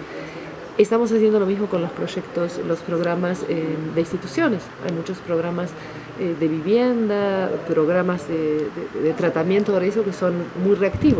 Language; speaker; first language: Spanish; native; Spanish